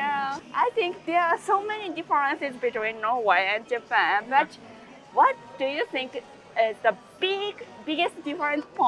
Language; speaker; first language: English; non-native, learner; Japanese